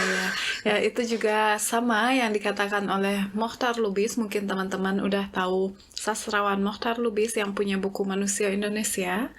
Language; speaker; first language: Indonesian; native; Indonesian